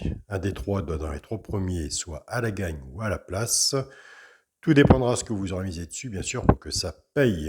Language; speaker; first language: French; native; French